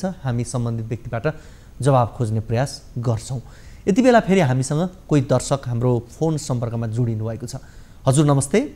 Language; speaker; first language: Nepali; native; Nepali